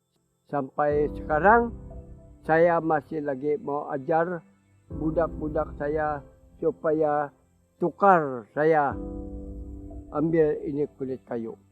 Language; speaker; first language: Indonesian; non-native, local second language; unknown